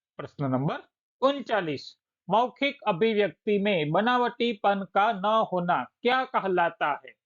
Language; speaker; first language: Hindi; non-native, local second language; Gujarati